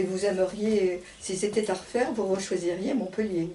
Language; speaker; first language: French; native; French